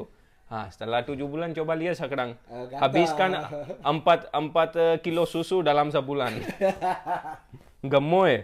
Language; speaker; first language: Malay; non-native, fluent; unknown